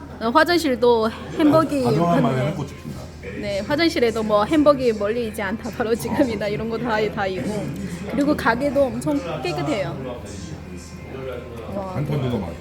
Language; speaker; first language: Korean; non-native, local second language; Chinese